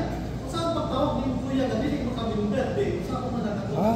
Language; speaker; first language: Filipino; non-native, local second language; Cebuano